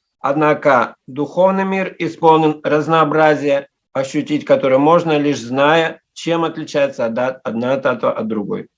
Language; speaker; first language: Russian; native; Russian